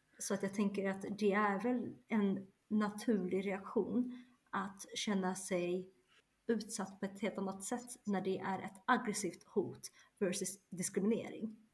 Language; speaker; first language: Swedish; early bilingual, other home language; Chinese